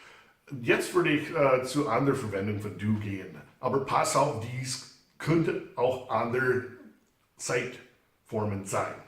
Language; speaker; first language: German; non-native, fluent; English